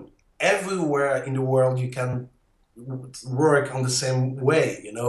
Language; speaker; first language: English; non-native, fluent; French